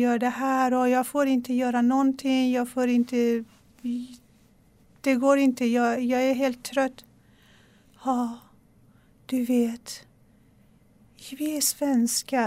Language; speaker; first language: Swedish; non-native, local second language; Persian